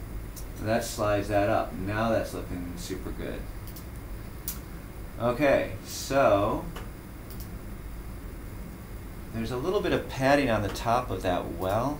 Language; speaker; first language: English; native; English